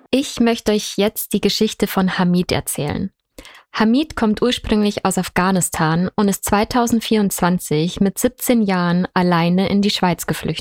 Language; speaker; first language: German; native; German